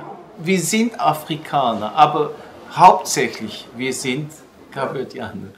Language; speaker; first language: German; non-native, fluent; Kabuverdianu